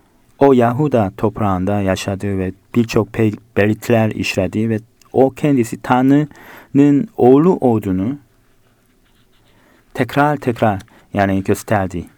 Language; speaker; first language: Turkish; non-native, fluent; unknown